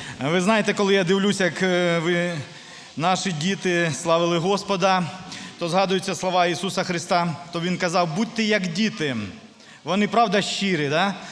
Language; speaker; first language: Ukrainian; non-native, local second language; Russian